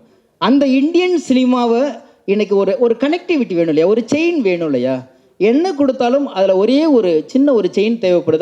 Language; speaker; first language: Tamil; native; Tamil